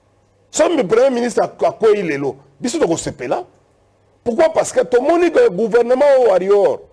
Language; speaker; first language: French; non-native, local second language; Lingala